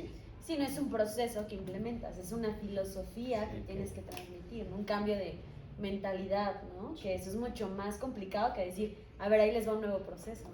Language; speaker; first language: Spanish; native; Spanish